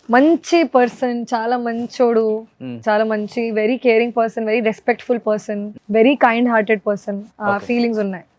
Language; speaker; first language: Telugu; non-native, fluent; Hindi